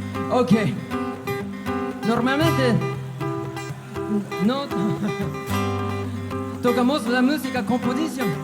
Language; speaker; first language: Spanish; non-native, learner; Japanese